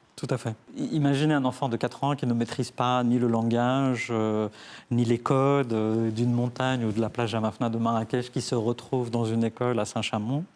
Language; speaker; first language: French; early bilingual, other home language; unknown